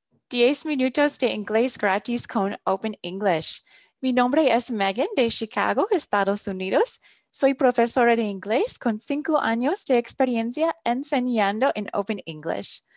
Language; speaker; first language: Spanish; non-native, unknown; English